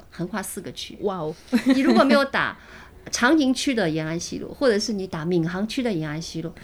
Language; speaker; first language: Chinese; native; Chinese